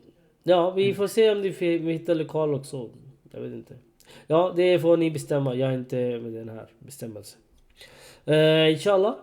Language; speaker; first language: Swedish; non-native, learner; Urdu